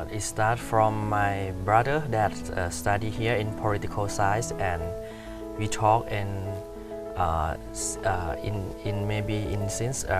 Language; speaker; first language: English; non-native, learner; Thai